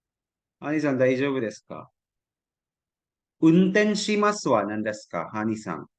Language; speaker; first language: Japanese; non-native, fluent; Cebuano